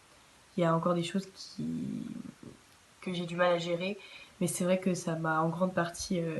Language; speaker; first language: French; native; French